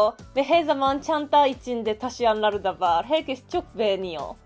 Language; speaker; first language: Turkish; non-native, learner; Japanese